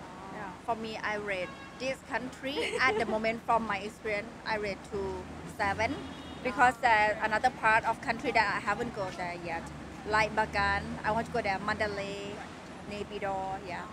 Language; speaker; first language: English; non-native, fluent; Thai